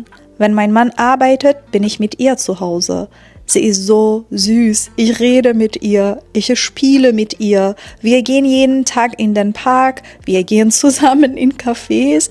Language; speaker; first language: German; non-native, fluent; Persian